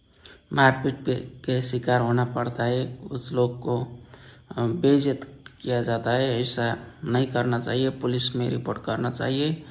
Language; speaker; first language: Hindi; non-native, learner; Nepali